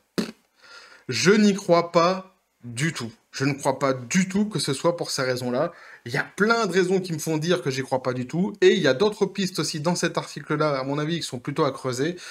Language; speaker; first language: French; native; French